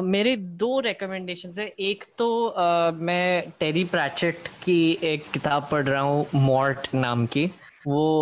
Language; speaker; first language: Hindi; non-native, local second language; Marathi